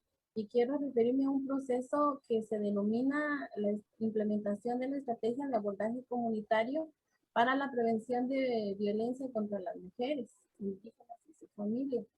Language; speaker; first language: Spanish; native; Spanish